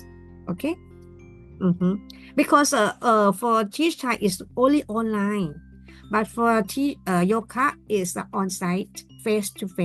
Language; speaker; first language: English; non-native, learner; Thai